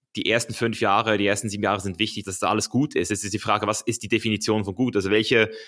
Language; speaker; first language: German; early bilingual, other home language; Azerbaijani